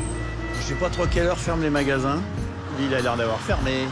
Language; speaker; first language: French; native; French